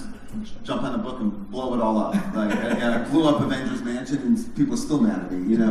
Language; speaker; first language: English; native; English